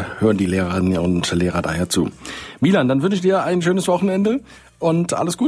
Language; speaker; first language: German; native; German